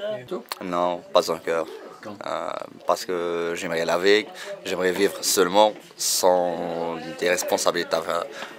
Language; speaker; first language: French; non-native, learner; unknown